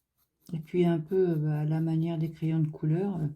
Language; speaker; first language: French; native; French